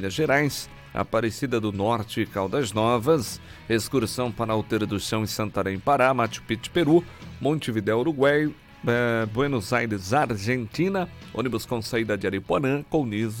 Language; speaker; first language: Portuguese; native; Portuguese